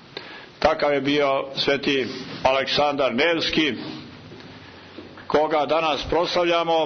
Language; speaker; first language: Croatian; native; Croatian